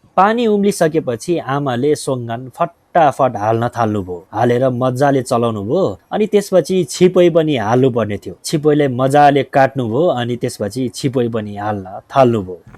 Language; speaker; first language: Nepali; non-native, local second language; Eastern Tamang